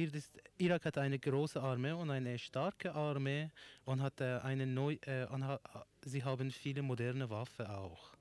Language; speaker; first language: German; non-native, learner; Persian